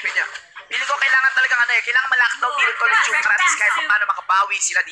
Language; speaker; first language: Filipino; native; Filipino